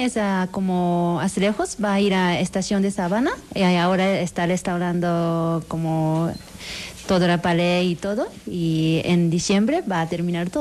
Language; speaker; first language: Spanish; non-native, learner; Japanese